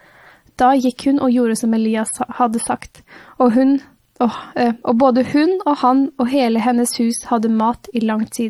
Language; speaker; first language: Norwegian; native; Norwegian